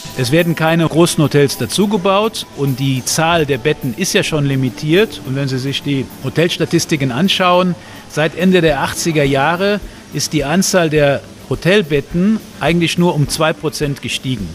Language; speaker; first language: German; native; German